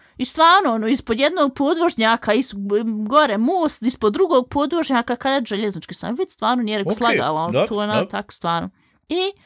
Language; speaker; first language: Bosnian; early bilingual, heritage; Bosnian